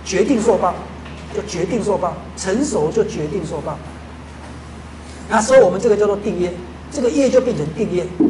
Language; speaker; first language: Chinese; native; Chinese